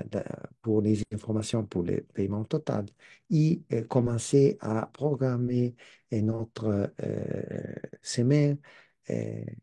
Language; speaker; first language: French; non-native, learner; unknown